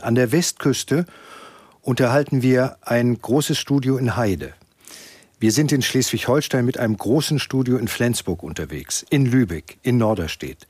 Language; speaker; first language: German; native; German